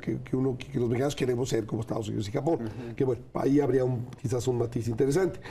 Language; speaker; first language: Spanish; native; Spanish